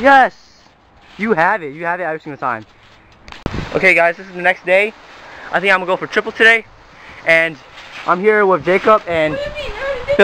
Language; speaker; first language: English; native; English